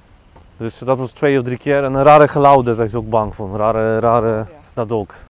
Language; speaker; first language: Dutch; non-native, learner; Polish